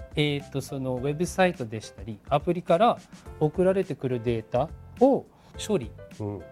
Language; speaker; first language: Japanese; non-native, fluent; Filipino